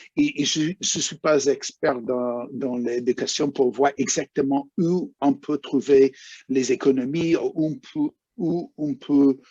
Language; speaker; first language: French; non-native, fluent; English